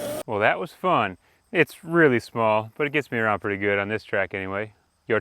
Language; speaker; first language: English; native; English